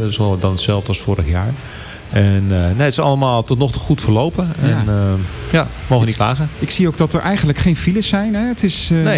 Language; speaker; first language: Dutch; native; Dutch